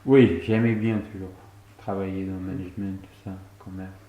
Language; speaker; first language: French; non-native, fluent; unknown